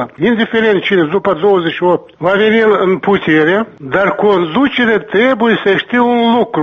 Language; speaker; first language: Romanian; non-native, local second language; Gagauz